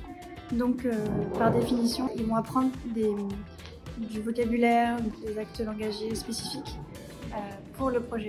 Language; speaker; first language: French; non-native, fluent; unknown